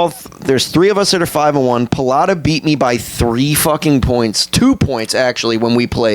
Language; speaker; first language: English; native; English